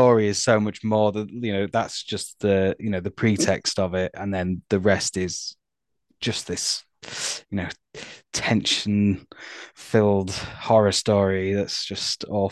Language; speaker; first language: English; native; English